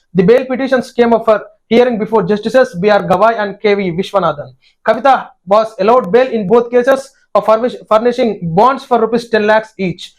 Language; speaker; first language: English; non-native, local second language; Telugu